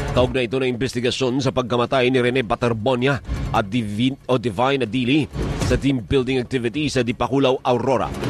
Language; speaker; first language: Filipino; native; Filipino